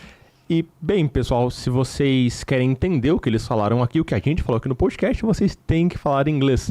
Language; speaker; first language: Portuguese; native; Portuguese